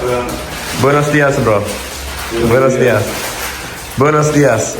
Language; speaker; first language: Spanish; non-native, learner; Malayalam